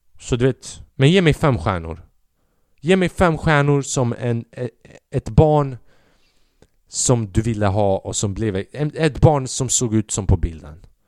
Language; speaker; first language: Swedish; early bilingual, other home language; Albanian